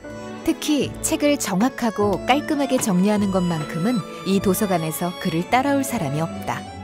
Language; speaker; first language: Korean; native; Korean